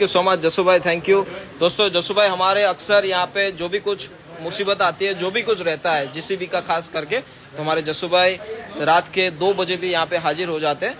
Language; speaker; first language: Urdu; non-native, local second language; Gujarati